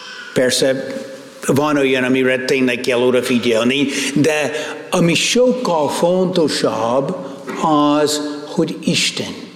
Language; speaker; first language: Hungarian; non-native, fluent; English